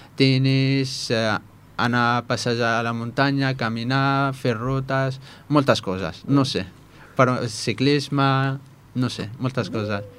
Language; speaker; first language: Catalan; non-native, fluent; Riffian